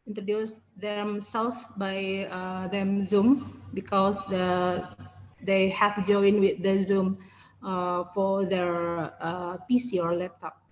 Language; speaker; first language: English; non-native, learner; Indonesian